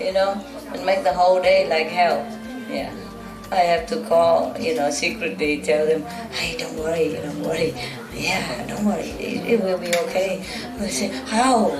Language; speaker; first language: English; non-native, fluent; Vietnamese